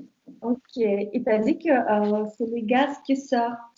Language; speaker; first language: French; non-native, fluent; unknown